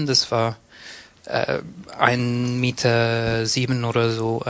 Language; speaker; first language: German; non-native, learner; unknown